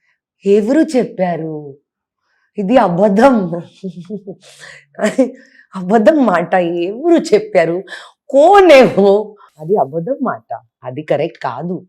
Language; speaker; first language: Telugu; non-native, local second language; Hindi